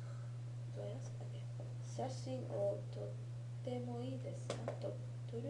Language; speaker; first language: Japanese; non-native, learner; English